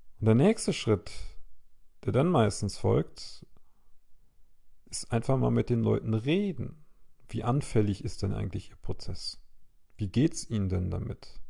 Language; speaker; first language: German; native; German